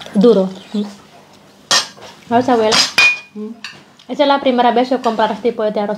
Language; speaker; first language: Spanish; non-native, learner; Indonesian